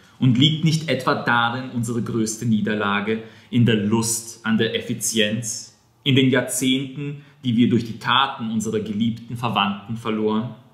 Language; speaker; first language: German; non-native, fluent; Serbian